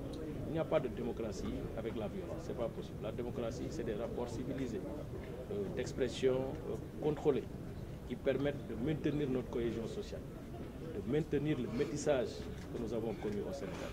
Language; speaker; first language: French; non-native, local second language; Wolof